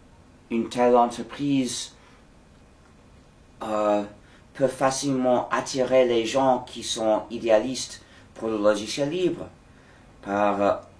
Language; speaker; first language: French; non-native, fluent; English